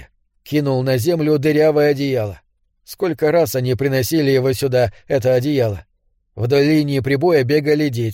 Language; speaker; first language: Russian; native; Russian